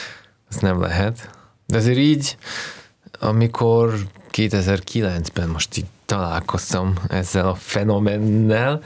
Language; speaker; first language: Hungarian; non-native, fluent; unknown